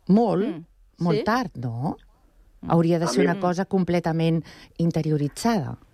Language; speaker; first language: Catalan; non-native, local second language; Spanish